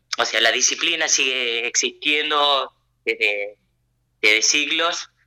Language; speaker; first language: Spanish; early bilingual, other home language; Japanese